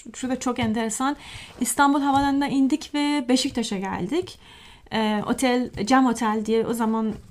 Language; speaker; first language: Turkish; non-native, fluent; Persian